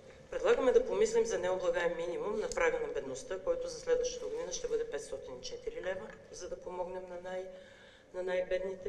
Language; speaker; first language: Bulgarian; native; Bulgarian